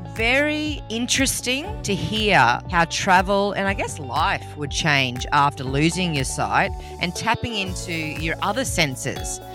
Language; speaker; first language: English; native; English